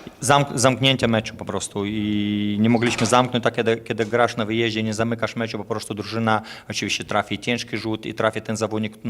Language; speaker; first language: Polish; non-native, fluent; Lithuanian